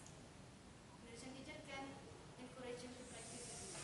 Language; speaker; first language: English; non-native, fluent; Indonesian